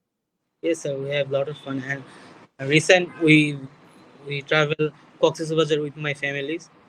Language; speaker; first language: English; non-native, learner; Bangla